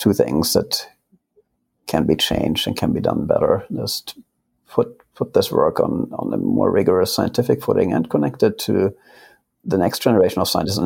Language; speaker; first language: English; non-native, fluent; Finnish